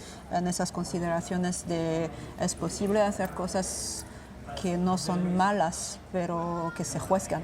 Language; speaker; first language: Spanish; non-native, fluent; French